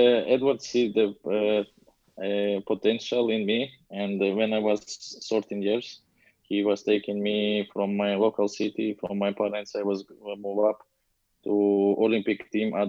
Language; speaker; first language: English; non-native, learner; Latvian